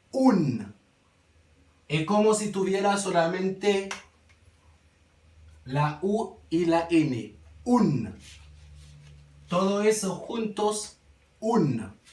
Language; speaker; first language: Spanish; non-native, learner; Haitian Creole